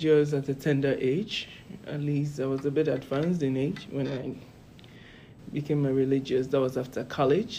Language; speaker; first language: English; non-native, local second language; Ewe